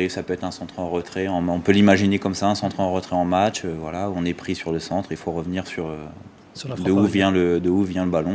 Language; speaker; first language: French; native; French